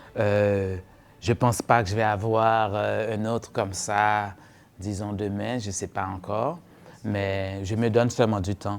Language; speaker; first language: French; non-native, local second language; Haitian Creole